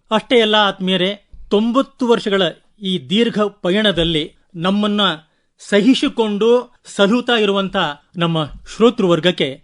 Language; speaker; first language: Kannada; non-native, local second language; Konkani